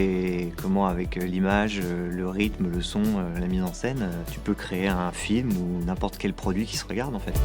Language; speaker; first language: French; native; French